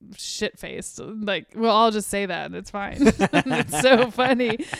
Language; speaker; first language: English; native; English